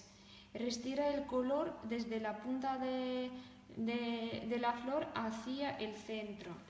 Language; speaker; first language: Spanish; non-native, fluent; Russian